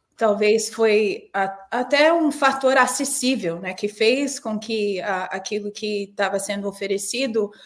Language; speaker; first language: Portuguese; non-native, fluent; English